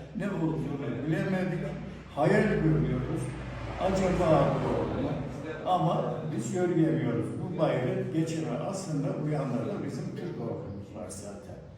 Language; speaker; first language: Turkish; native; Turkish